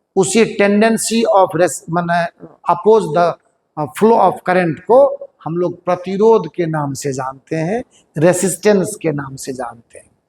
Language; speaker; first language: Hindi; native; Hindi